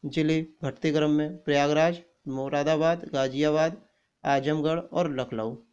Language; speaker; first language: Hindi; native; Hindi